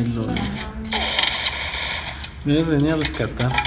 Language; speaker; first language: Spanish; native; Spanish